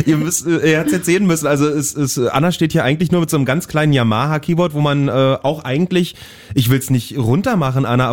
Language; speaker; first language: German; native; German